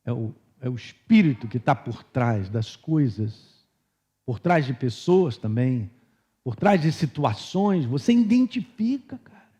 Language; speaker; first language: Portuguese; native; Portuguese